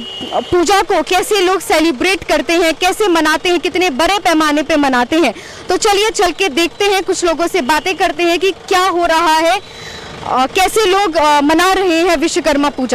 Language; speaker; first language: Hindi; native; Hindi